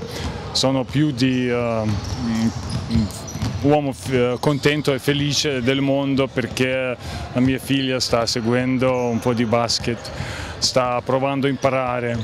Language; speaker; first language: Italian; non-native, fluent; Lithuanian